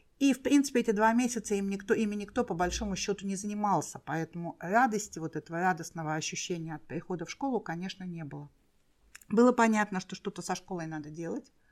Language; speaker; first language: Russian; native; Russian